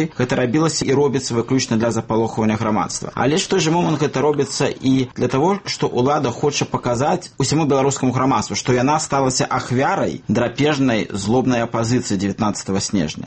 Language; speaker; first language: Belarusian; native; Belarusian